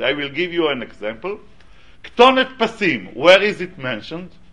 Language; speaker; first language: English; non-native, fluent; Hebrew